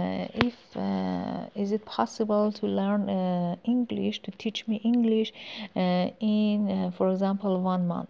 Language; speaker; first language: English; non-native, learner; Persian